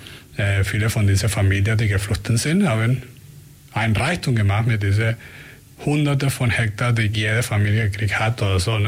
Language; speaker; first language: German; non-native, fluent; Spanish